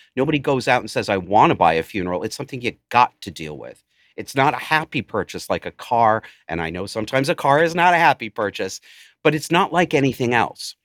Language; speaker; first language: English; native; English